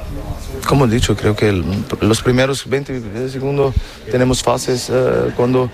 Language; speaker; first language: Spanish; non-native, fluent; German